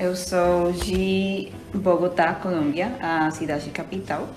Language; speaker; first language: Portuguese; non-native, fluent; Spanish